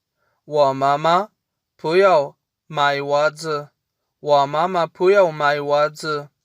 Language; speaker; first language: Chinese; non-native, fluent; Urdu